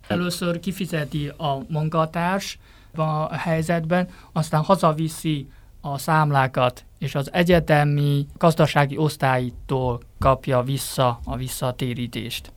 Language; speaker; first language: Hungarian; non-native, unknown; Chinese